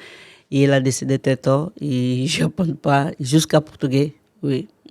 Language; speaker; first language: French; non-native, learner; Portuguese